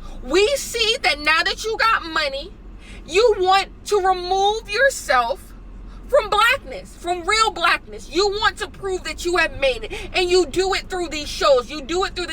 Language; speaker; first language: English; native; English